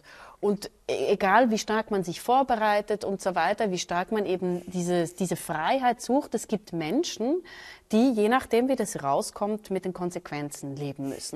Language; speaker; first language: German; native; German